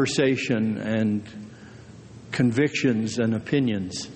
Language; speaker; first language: English; native; English